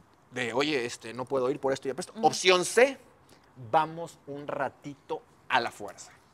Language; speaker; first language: Spanish; native; Spanish